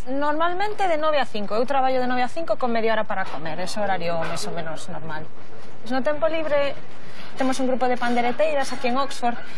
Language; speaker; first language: Galician; native; Galician